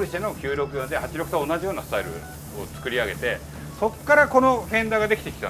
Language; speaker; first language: Japanese; native; Japanese